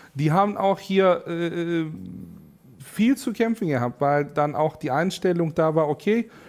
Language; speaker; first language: German; non-native, fluent; Turkish